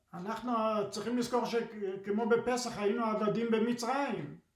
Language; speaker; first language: Hebrew; early bilingual, other home language; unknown